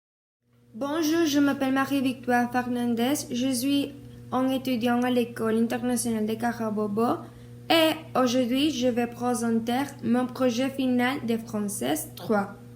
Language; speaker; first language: French; non-native, learner; Spanish